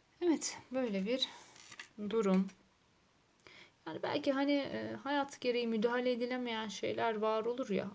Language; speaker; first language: Turkish; native; Turkish